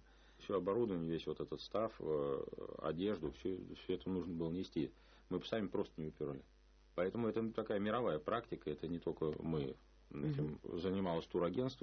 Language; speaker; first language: Russian; native; Russian